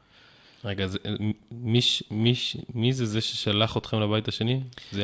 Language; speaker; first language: Hebrew; native; Hebrew